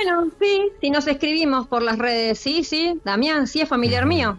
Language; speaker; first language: Spanish; native; Spanish